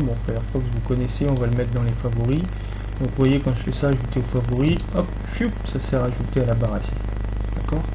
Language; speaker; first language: French; native; French